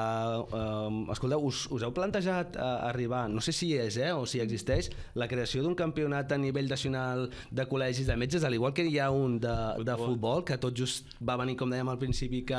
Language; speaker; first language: Catalan; native; Catalan